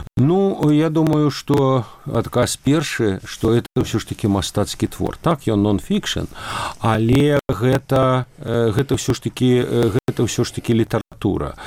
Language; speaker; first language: Belarusian; non-native, local second language; Russian